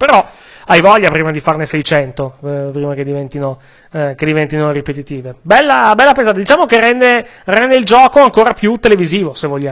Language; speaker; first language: Italian; native; Italian